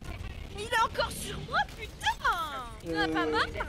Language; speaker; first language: French; native; French